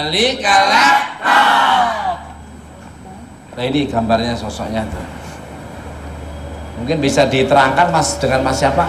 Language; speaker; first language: Indonesian; native; Indonesian